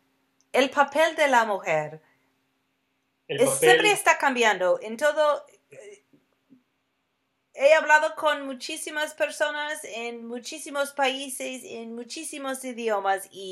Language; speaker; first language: Spanish; non-native, fluent; English